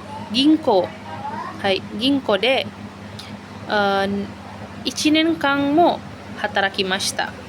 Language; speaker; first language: Japanese; non-native, learner; Indonesian